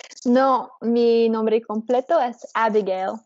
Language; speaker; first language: Spanish; non-native, learner; English